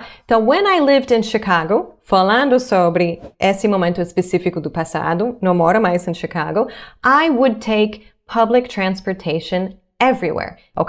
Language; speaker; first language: Portuguese; non-native, fluent; English